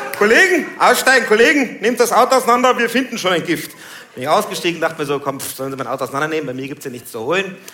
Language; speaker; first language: German; early bilingual, other home language; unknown